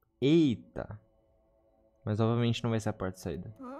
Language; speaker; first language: Portuguese; native; Portuguese